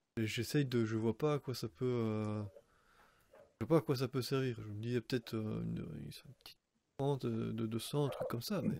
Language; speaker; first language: French; native; French